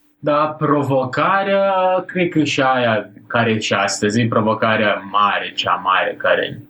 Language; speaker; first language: Romanian; non-native, fluent; Italian